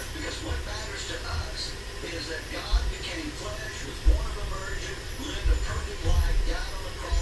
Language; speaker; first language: English; native; English